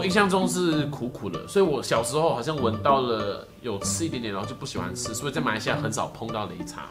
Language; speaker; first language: Chinese; native; Chinese